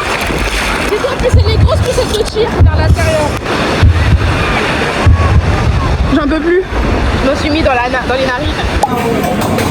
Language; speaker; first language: French; native; French